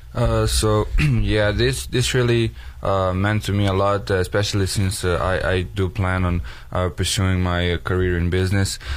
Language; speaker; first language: English; non-native, fluent; Serbian